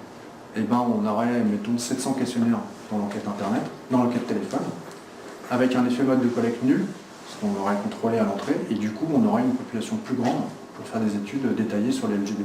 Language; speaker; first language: French; native; French